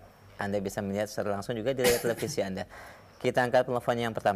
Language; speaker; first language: Indonesian; native; Indonesian